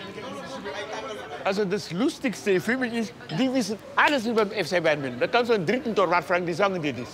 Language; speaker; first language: German; non-native, fluent; Wolof